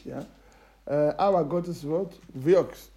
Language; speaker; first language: German; non-native, learner; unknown